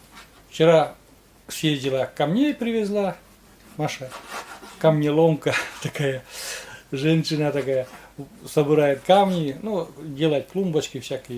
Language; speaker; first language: Russian; native; Russian